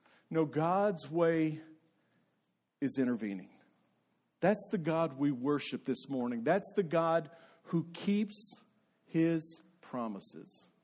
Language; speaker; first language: English; native; English